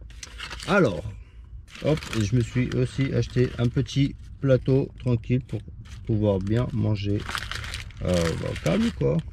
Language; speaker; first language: French; native; French